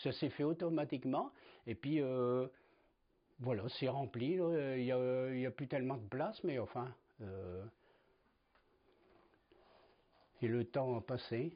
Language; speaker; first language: French; native; French